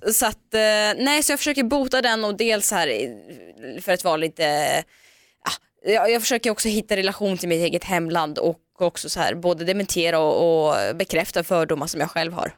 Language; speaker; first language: Swedish; early bilingual, other home language; Russian